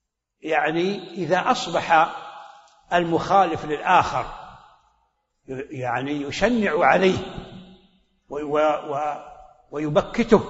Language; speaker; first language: Arabic; native; Arabic